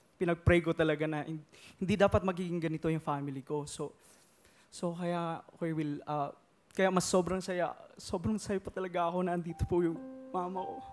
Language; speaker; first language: Filipino; non-native, local second language; Cebuano